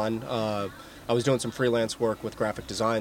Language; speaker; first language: English; native; English